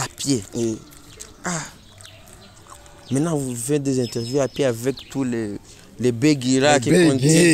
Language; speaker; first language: French; non-native, learner; Rundi